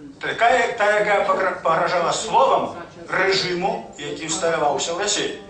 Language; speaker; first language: Belarusian; native; Belarusian